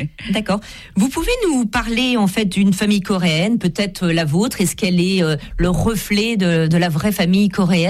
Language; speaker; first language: French; native; French